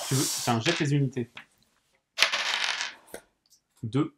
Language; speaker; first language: French; native; French